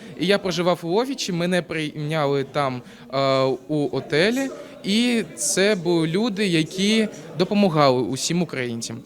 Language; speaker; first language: Ukrainian; non-native, local second language; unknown